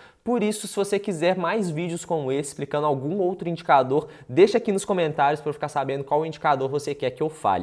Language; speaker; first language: Portuguese; native; Portuguese